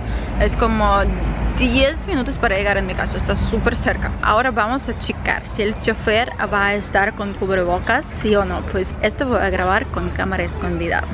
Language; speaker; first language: Spanish; non-native, fluent; Ukrainian